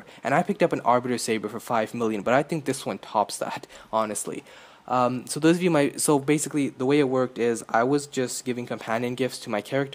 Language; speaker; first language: English; native; English